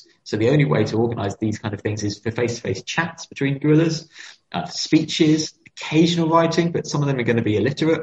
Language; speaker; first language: English; native; English